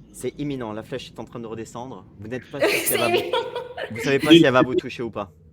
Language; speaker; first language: French; native; French